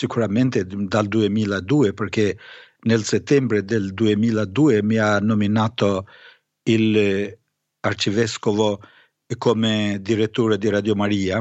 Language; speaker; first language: Italian; non-native, fluent; Albanian